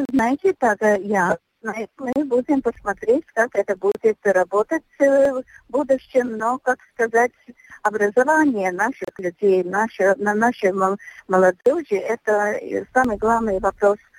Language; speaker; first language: Russian; non-native, local second language; Latvian